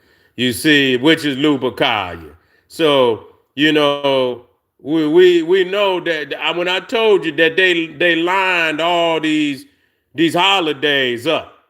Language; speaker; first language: English; native; English